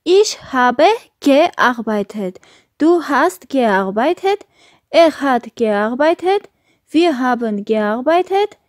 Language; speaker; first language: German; non-native, fluent; Armenian